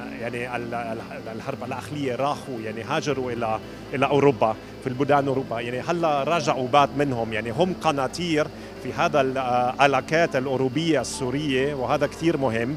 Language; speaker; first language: Arabic; non-native, fluent; German